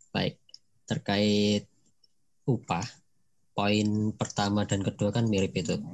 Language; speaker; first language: Indonesian; non-native, local second language; Javanese